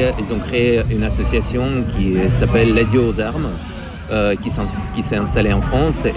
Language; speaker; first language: French; non-native, fluent; Russian